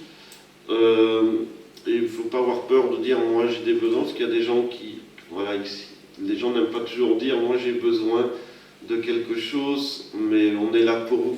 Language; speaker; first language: French; native; French